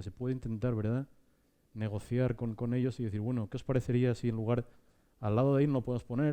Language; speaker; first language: Spanish; native; Spanish